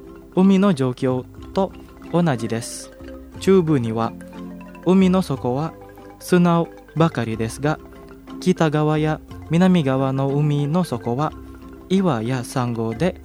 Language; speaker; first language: Japanese; non-native, fluent; Indonesian